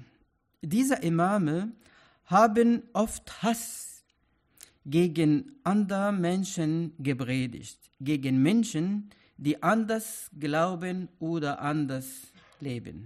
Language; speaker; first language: German; non-native, fluent; Arabic